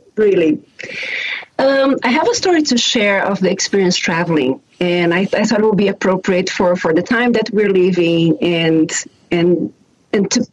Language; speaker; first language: English; non-native, fluent; Portuguese